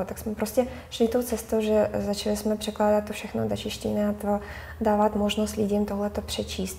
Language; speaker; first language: Czech; non-native, fluent; Russian